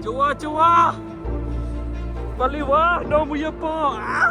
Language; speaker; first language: Korean; non-native, learner; Burmese